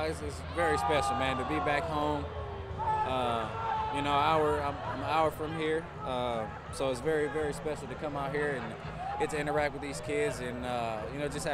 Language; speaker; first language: English; native; English